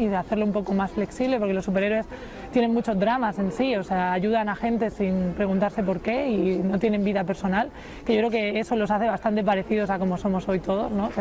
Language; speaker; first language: Spanish; native; Spanish